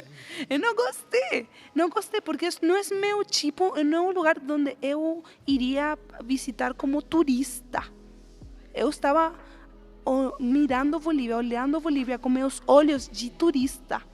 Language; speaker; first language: Portuguese; non-native, fluent; Spanish